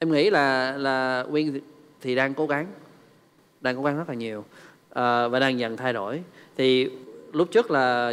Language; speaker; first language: Vietnamese; non-native, fluent; English